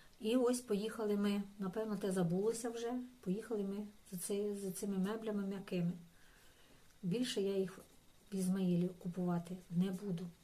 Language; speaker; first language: Ukrainian; non-native, local second language; Russian